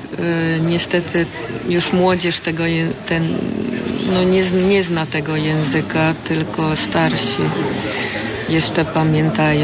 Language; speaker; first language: Polish; early bilingual, heritage; Polish